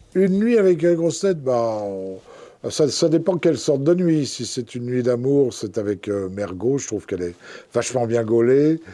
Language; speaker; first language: French; native; French